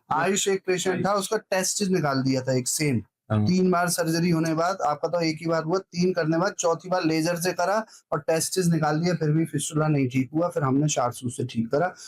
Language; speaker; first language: Hindi; native; Hindi